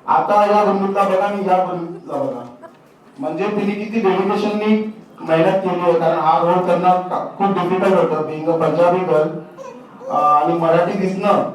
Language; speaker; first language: Marathi; native; Marathi